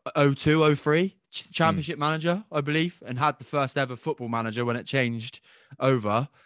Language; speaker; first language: English; native; English